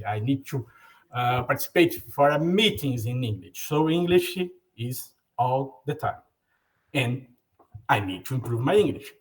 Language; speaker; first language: English; non-native, learner; Portuguese